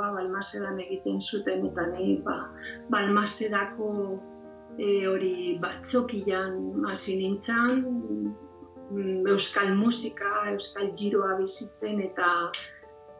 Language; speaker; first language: Basque; non-native, local second language; Spanish